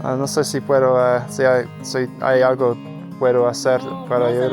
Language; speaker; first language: Spanish; non-native, learner; English